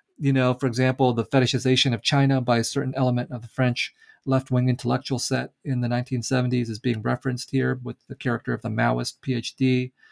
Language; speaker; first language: English; early bilingual, other home language; Vietnamese